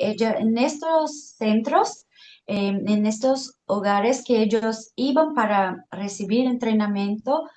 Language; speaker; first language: Spanish; non-native, fluent; Portuguese